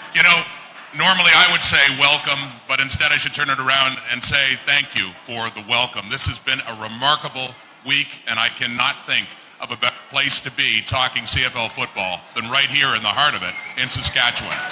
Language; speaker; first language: English; native; English